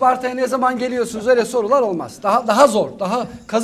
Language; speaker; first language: Turkish; native; Turkish